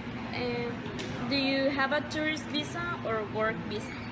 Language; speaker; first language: English; non-native, learner; Spanish